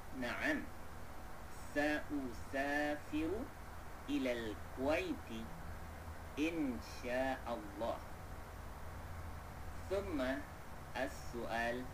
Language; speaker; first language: Arabic; non-native, fluent; Malay